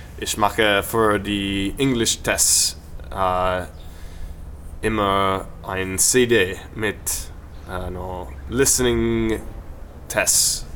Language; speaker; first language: German; non-native, learner; English